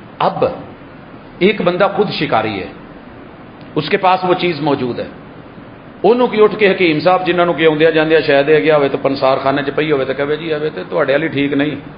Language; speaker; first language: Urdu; non-native, local second language; Punjabi